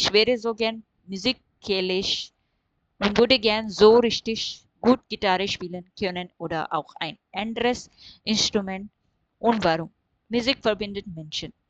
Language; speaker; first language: German; non-native, fluent; Urdu